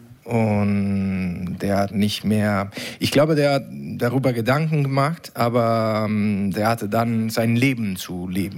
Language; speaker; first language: German; non-native, learner; Italian